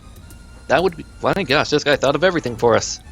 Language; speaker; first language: English; native; English